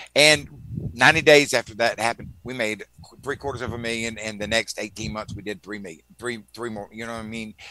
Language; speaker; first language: English; native; English